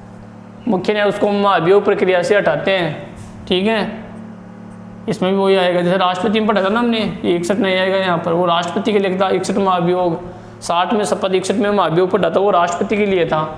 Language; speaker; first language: Hindi; native; Hindi